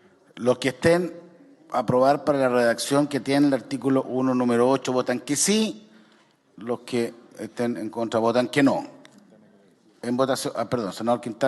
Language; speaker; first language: Spanish; native; Spanish